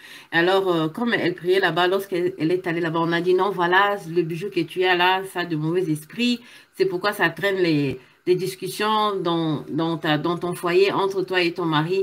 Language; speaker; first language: French; non-native, local second language; Lingala